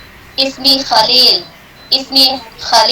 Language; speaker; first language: Arabic; non-native, learner; Indonesian